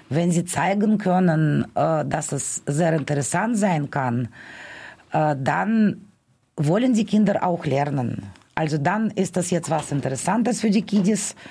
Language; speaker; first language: German; non-native, fluent; Russian